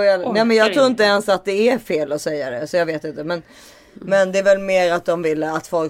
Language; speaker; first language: Swedish; native; Swedish